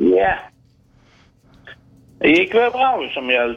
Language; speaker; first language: Swedish; native; Swedish